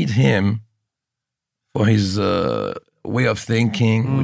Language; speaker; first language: English; non-native, fluent; French